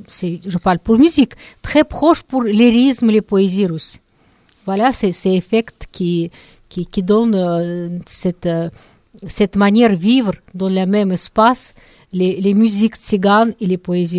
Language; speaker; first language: French; non-native, learner; Russian